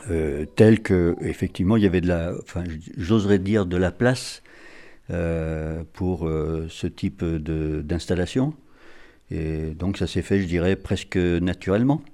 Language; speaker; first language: French; native; French